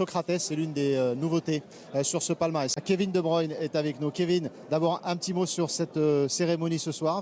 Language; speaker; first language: French; native; French